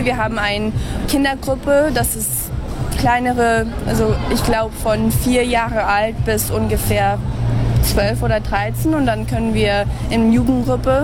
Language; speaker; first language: German; early bilingual, heritage; English